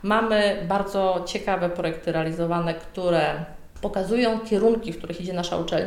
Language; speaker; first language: Polish; native; Polish